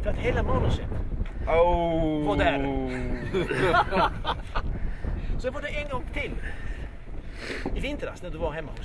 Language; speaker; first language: Swedish; non-native, fluent; Polish